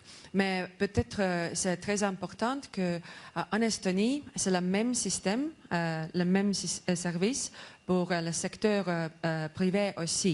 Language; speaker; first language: French; non-native, learner; Estonian